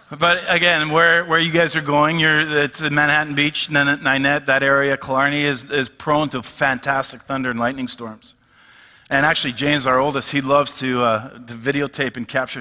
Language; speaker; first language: English; native; English